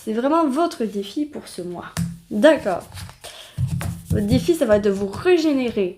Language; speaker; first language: French; native; French